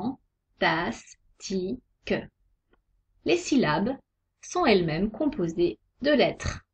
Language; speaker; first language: French; native; French